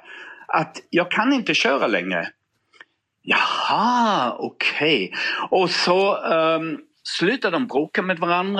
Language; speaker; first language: Swedish; non-native, fluent; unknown